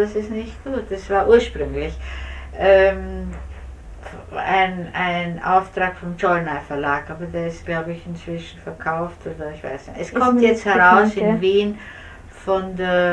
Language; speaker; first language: German; native; German